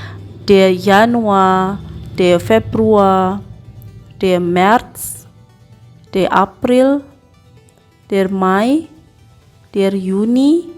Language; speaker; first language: German; non-native, fluent; Indonesian